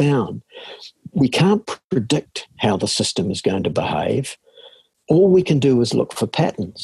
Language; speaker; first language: English; native; English